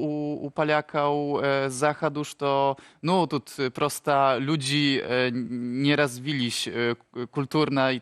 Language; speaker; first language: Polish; non-native, local second language; Ukrainian